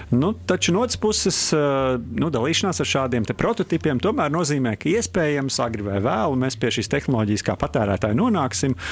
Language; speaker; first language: Latvian; native; Latvian